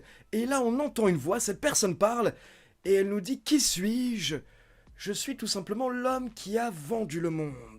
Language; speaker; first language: French; native; French